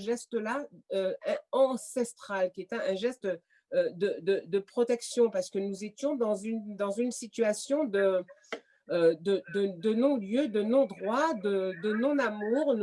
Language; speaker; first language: French; native; French